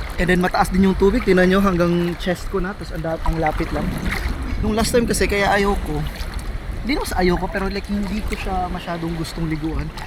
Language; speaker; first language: Filipino; non-native, local second language; Cebuano